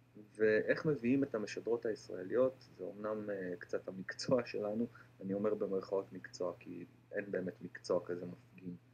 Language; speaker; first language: Hebrew; native; Hebrew